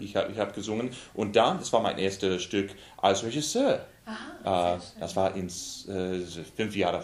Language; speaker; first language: German; non-native, learner; English